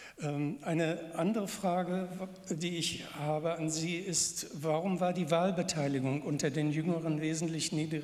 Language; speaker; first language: German; native; German